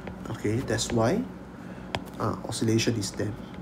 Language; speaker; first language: English; non-native, local second language; Chinese